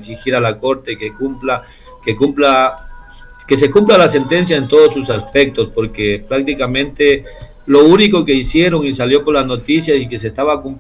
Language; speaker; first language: Spanish; native; Spanish